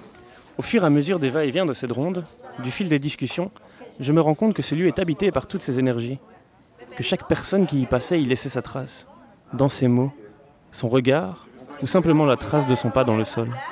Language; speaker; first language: French; native; French